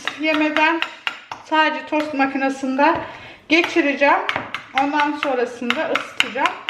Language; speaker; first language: Turkish; early bilingual, heritage; Turkish